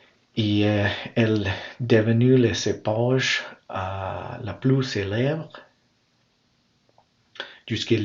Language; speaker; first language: French; non-native, learner; English